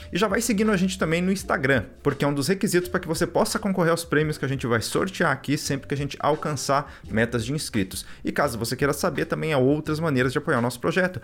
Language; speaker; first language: Portuguese; native; Portuguese